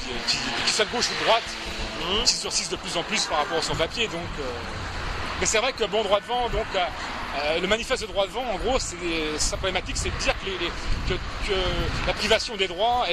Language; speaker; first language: French; native; French